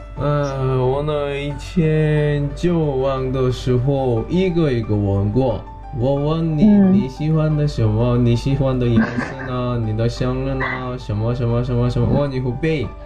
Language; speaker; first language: Chinese; non-native, learner; Korean